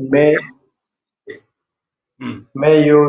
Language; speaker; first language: English; non-native, learner; Hindi